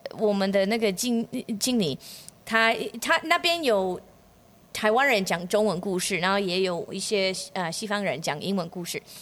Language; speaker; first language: Chinese; non-native, fluent; English